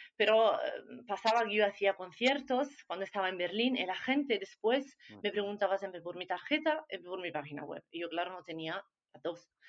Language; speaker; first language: Spanish; non-native, fluent; Italian